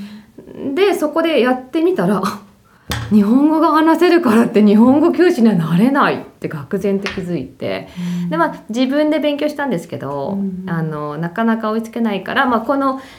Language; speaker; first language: Japanese; native; Japanese